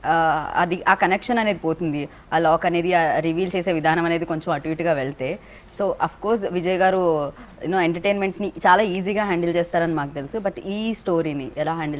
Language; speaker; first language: Telugu; native; Telugu